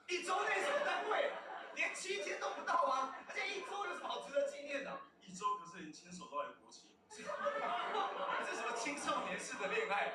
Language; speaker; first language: Chinese; native; Chinese